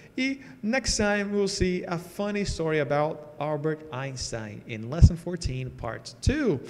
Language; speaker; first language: English; non-native, fluent; Portuguese